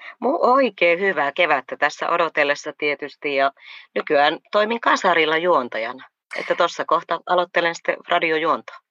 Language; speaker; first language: Finnish; native; Finnish